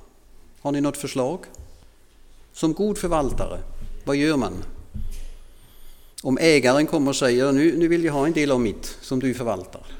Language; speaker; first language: Swedish; non-native, fluent; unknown